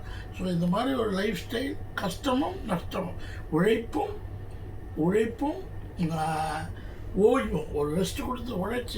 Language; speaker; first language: Tamil; native; Tamil